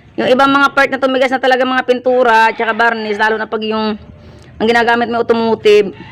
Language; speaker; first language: Filipino; non-native, local second language; Hiligaynon